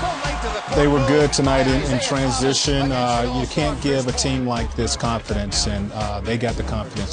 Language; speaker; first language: English; native; English